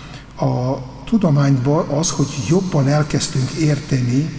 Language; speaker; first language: Hungarian; non-native, fluent; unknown